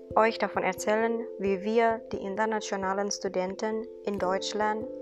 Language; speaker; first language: German; non-native, fluent; Indonesian